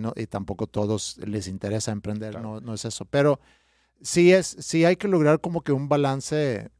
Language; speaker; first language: Spanish; non-native, fluent; Swedish